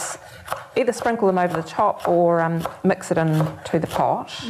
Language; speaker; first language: English; native; English